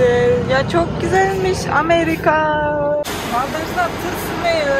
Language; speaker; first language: Turkish; non-native, fluent; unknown